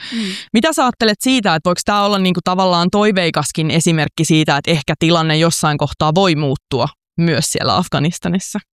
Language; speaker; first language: Finnish; native; Finnish